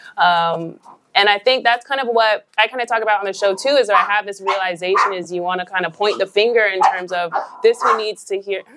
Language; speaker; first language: English; native; English